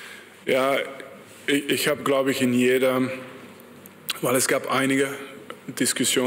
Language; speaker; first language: German; non-native, fluent; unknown